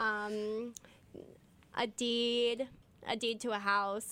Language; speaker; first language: English; native; English